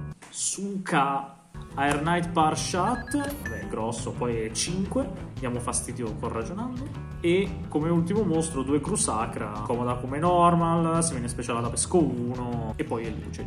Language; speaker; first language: Italian; native; Italian